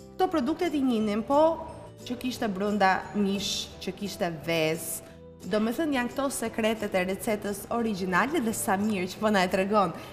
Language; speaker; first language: Albanian; native; Albanian